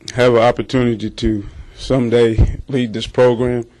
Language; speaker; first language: English; native; English